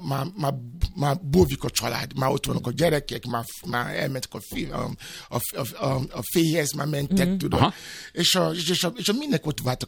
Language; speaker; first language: Hungarian; non-native, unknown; Yoruba